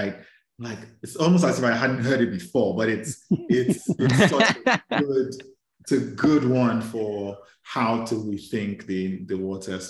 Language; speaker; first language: English; non-native, local second language; Yoruba